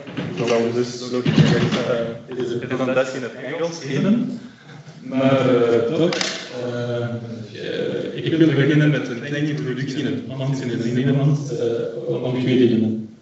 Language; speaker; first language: Dutch; non-native, local second language; French